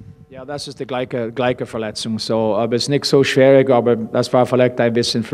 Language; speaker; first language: German; non-native, learner; English